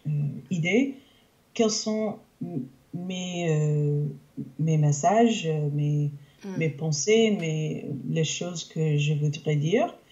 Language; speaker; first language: French; non-native, local second language; English